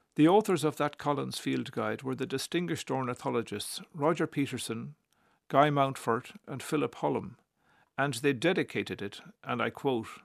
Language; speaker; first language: English; native; English